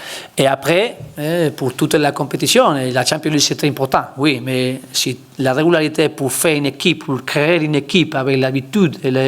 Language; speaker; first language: French; non-native, learner; Spanish